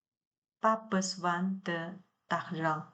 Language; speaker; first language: French; non-native, learner; Chinese